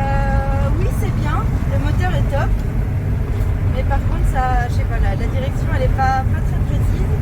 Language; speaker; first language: French; native; French